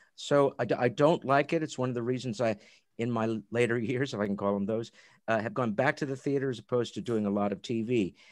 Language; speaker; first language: English; native; English